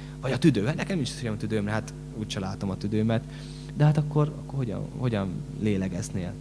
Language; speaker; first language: Hungarian; native; Hungarian